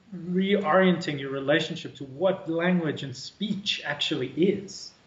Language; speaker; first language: English; native; English